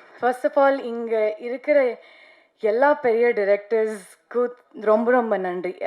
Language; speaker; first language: Tamil; non-native, learner; Kannada